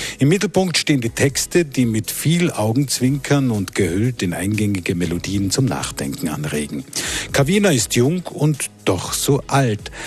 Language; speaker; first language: German; native; German